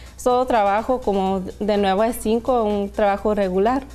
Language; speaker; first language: Spanish; early bilingual, heritage; Spanish